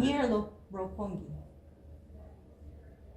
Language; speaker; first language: English; non-native, fluent; Japanese